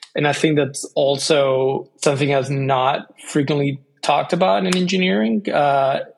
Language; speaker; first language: English; non-native, fluent; Spanish